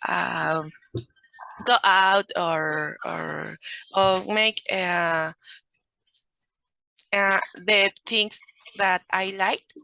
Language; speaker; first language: English; non-native, learner; Spanish